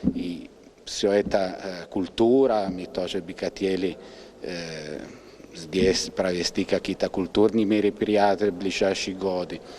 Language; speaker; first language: Russian; non-native, fluent; Italian